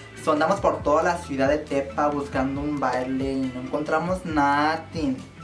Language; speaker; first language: Spanish; early bilingual, heritage; Spanish